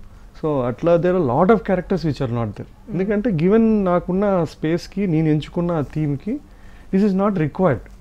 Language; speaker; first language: Telugu; native; Telugu